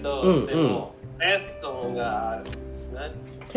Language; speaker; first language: Japanese; non-native, learner; Bangla